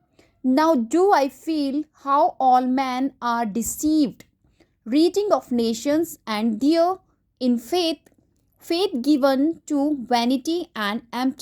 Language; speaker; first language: English; non-native, local second language; Hindi